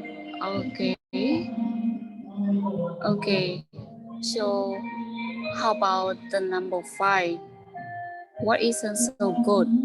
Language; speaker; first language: English; non-native, learner; Khmer